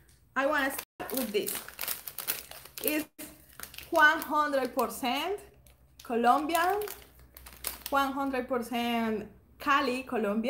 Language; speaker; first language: English; non-native, learner; Spanish